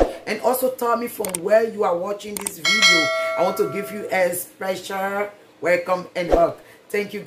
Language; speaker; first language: English; non-native, learner; French